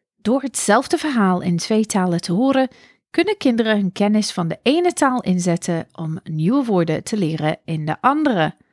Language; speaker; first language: Dutch; non-native, fluent; English